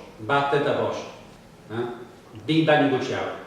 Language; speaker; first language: Basque; non-native, fluent; English